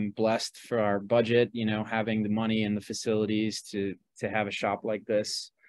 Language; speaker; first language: English; native; English